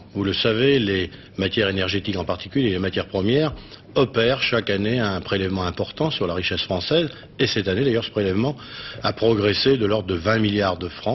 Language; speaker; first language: French; native; French